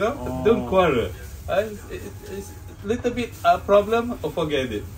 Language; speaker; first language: English; non-native, local second language; Malay